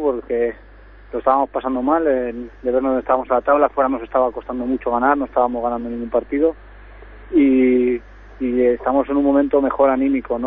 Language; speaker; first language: Spanish; native; Spanish